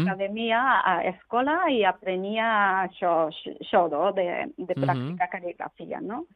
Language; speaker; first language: Catalan; non-native, learner; Japanese